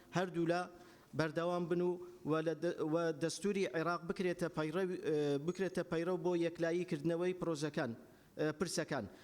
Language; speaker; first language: Central Kurdish; non-native, local second language; Turkish